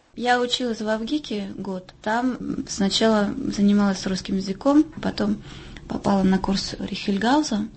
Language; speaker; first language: Russian; non-native, fluent; French